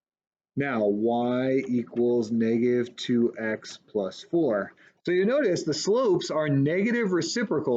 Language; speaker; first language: English; native; English